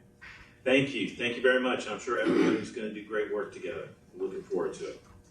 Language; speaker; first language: English; native; English